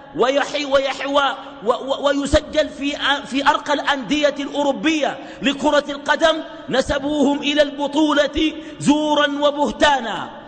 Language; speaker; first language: Arabic; native; Arabic